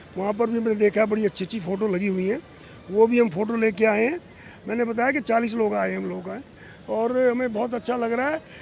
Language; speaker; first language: Hindi; native; Hindi